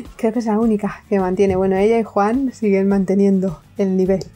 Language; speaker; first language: Spanish; native; Spanish